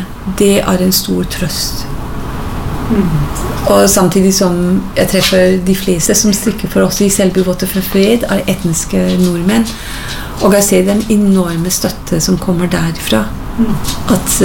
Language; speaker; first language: Norwegian; non-native, fluent; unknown